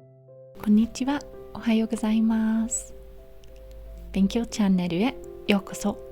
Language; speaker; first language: Japanese; non-native, learner; English